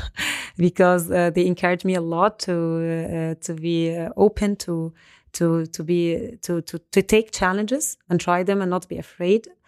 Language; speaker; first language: English; non-native, fluent; Arabic